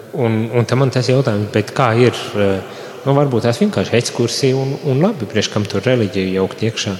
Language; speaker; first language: Latvian; native; Latvian